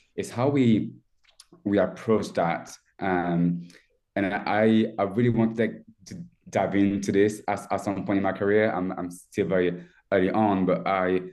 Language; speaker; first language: English; non-native, fluent; French